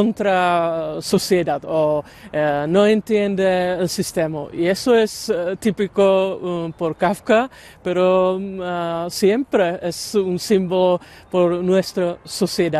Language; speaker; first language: Spanish; non-native, learner; Czech